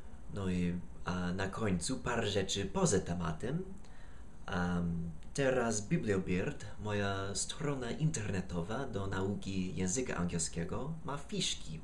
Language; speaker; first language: Polish; non-native, fluent; English